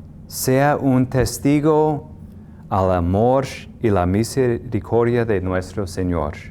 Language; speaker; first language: Spanish; non-native, fluent; English